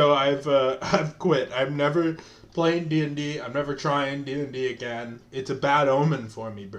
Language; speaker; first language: English; native; English